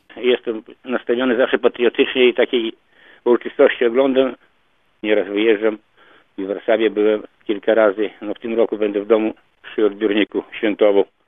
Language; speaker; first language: Polish; native; Polish